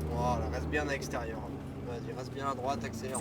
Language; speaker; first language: French; native; French